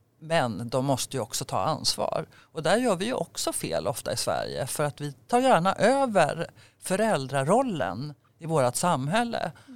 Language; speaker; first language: Swedish; native; Swedish